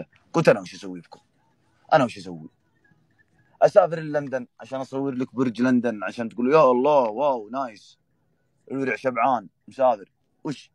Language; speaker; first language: Arabic; native; Arabic